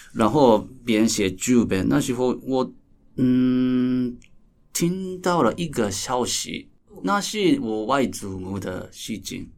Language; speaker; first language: Chinese; non-native, fluent; Japanese